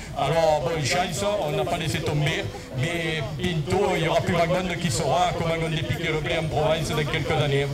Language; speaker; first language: French; native; French